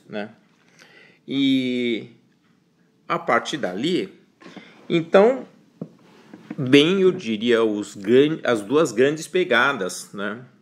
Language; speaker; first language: Portuguese; early bilingual, other home language; Chinese